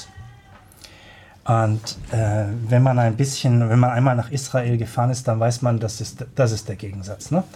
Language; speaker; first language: German; native; German